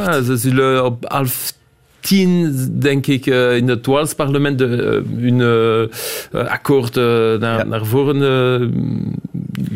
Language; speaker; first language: Dutch; non-native, local second language; French